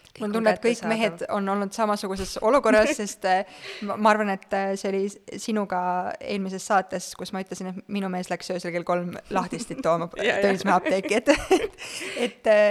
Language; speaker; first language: Estonian; native; Estonian